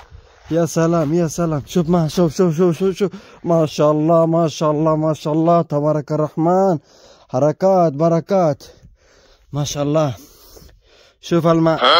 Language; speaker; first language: Arabic; non-native, learner; Bangla